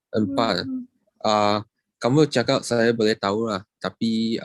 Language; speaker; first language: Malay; non-native, local second language; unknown